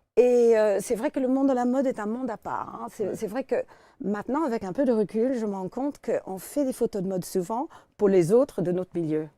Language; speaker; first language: French; non-native, fluent; English